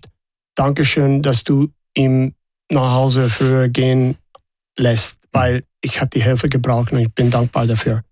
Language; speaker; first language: German; non-native, fluent; English